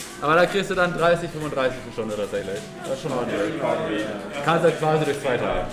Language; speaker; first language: German; native; German